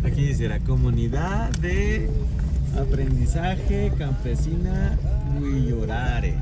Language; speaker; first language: Spanish; native; Spanish